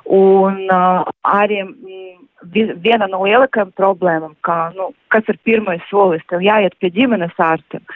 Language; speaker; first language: Latvian; non-native, local second language; Russian